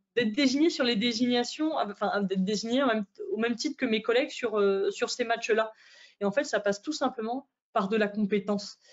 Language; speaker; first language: French; native; French